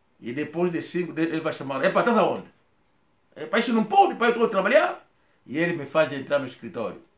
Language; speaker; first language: Portuguese; non-native, local second language; Kongo